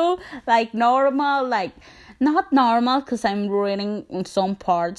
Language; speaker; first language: English; non-native, learner; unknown